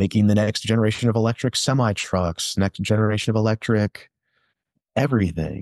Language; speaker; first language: English; native; English